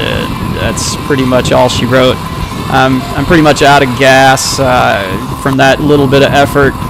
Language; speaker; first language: English; native; English